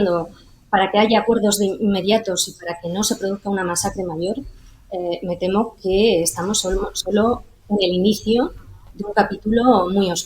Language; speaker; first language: Spanish; native; Spanish